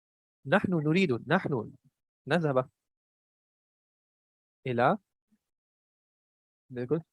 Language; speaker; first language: Arabic; non-native, fluent; Urdu